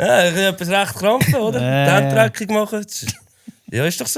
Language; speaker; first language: German; native; German